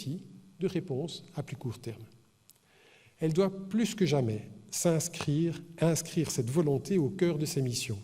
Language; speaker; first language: French; native; French